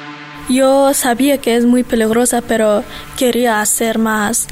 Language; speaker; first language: Spanish; non-native, learner; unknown